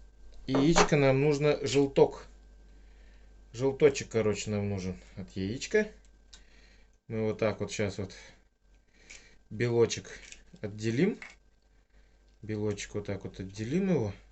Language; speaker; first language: Russian; native; Russian